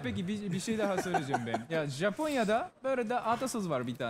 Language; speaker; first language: Turkish; non-native, fluent; Japanese